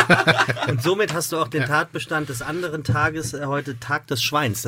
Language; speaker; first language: German; native; German